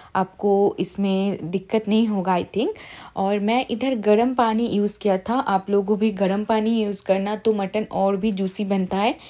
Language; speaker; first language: Hindi; non-native, local second language; Bangla